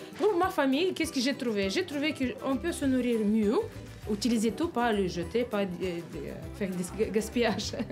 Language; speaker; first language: French; non-native, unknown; Ukrainian